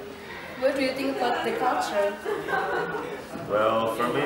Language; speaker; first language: English; non-native, learner; Indonesian